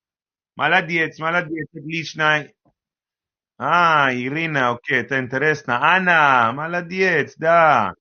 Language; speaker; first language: Russian; non-native, learner; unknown